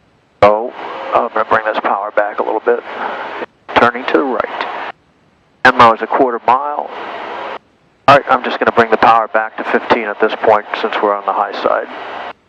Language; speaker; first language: English; native; English